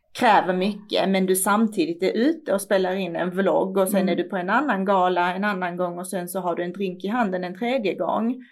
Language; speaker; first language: Swedish; early bilingual, other home language; Persian